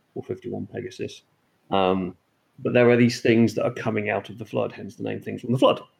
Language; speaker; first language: English; native; English